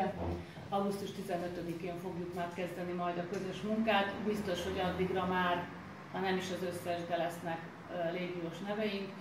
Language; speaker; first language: Hungarian; native; Hungarian